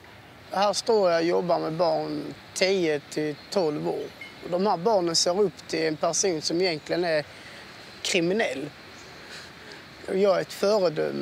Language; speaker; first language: Swedish; early bilingual, other home language; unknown